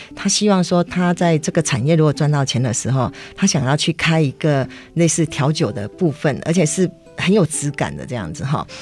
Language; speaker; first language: Chinese; native; Chinese